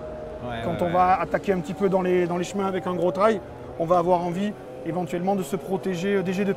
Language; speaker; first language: French; native; French